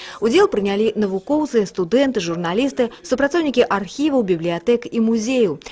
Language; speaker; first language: Belarusian; native; Belarusian